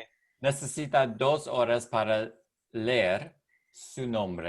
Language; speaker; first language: Spanish; non-native, learner; English